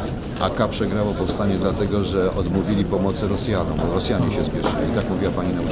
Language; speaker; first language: Polish; native; Polish